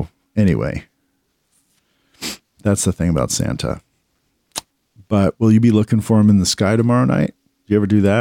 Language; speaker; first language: English; native; English